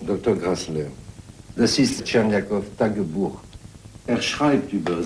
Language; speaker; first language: German; non-native, fluent; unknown